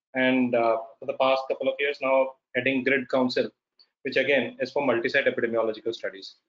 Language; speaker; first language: English; non-native, local second language; Odia